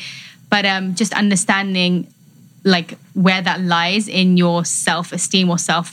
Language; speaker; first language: English; native; English